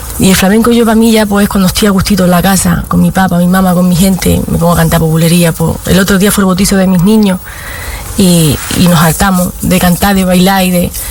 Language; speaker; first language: Spanish; native; Spanish